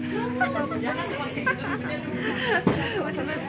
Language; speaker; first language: English; non-native, learner; Turkish